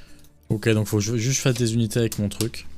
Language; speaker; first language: French; native; French